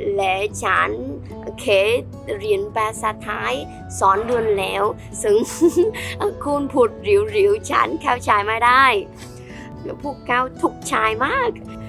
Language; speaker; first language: Thai; non-native, learner; Vietnamese